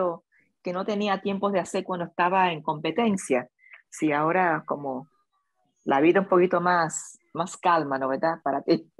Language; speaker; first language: Spanish; early bilingual, other home language; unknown